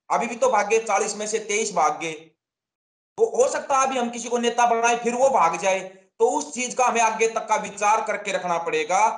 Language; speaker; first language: Hindi; native; Hindi